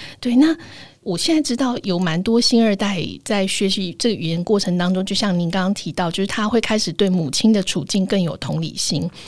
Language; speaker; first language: Chinese; native; Chinese